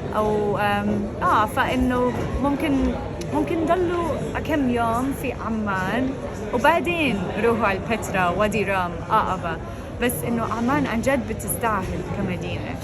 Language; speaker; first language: Arabic; non-native, fluent; English